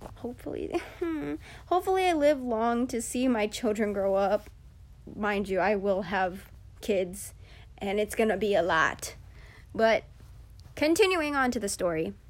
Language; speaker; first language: English; early bilingual, other home language; Filipino